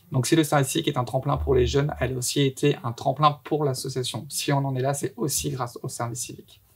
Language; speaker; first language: French; native; French